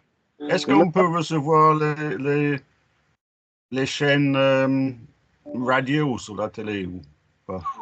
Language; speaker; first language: French; non-native, fluent; English